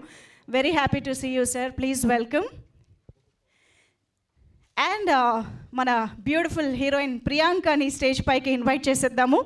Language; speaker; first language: Telugu; native; Telugu